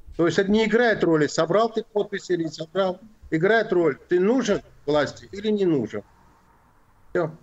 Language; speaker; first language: Russian; non-native, local second language; Azerbaijani